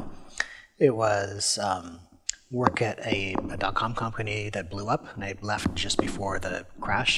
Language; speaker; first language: English; native; English